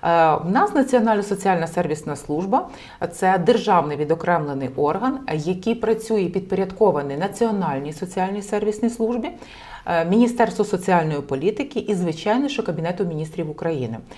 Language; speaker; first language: Ukrainian; native; Ukrainian